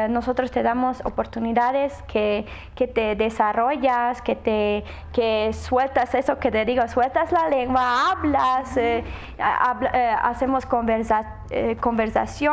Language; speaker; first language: Spanish; non-native, learner; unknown